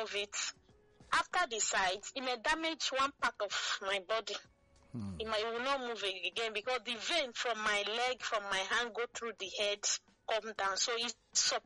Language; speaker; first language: English; non-native, local second language; Igbo